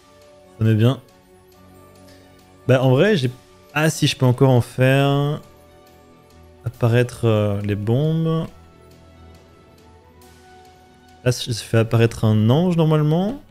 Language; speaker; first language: French; native; French